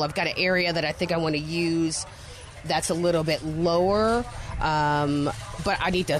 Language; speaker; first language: English; native; English